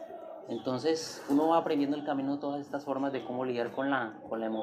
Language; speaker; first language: Spanish; native; Spanish